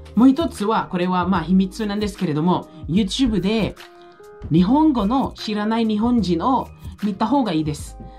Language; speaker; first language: Japanese; non-native, fluent; Filipino